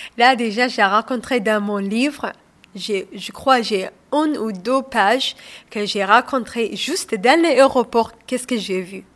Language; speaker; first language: French; non-native, learner; Somali